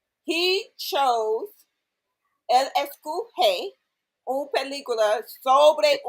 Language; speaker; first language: Spanish; non-native, learner; English